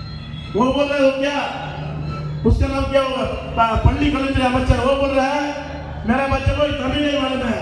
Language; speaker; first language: Hindi; non-native, local second language; Tamil